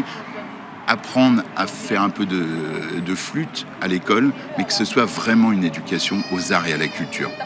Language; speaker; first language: French; native; French